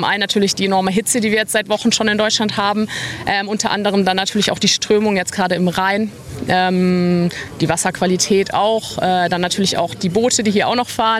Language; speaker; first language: German; native; German